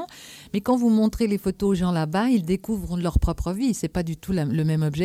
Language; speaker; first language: French; native; French